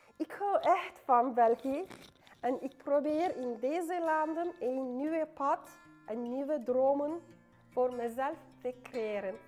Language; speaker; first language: Dutch; non-native, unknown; Turkish